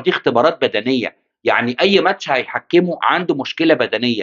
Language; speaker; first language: Arabic; native; Arabic